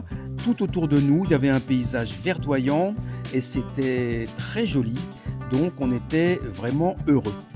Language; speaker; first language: French; native; French